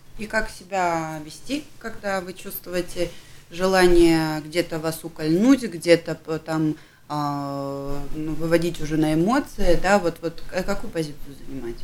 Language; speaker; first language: Russian; native; Russian